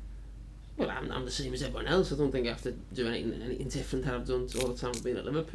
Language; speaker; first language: English; native; English